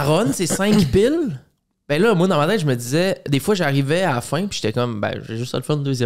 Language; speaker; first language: French; native; French